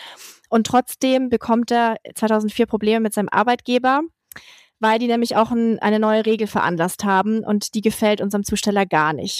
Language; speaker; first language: German; native; German